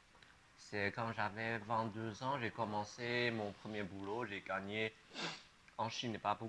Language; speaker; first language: French; non-native, fluent; Chinese